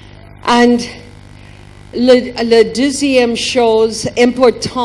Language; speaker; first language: French; non-native, learner; German